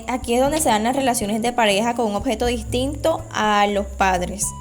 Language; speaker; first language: Spanish; native; Spanish